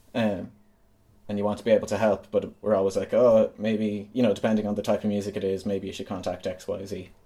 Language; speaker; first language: English; native; English